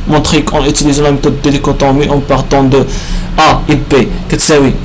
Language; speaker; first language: French; non-native, local second language; Arabic